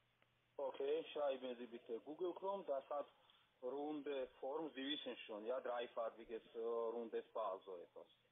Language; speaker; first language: German; non-native, learner; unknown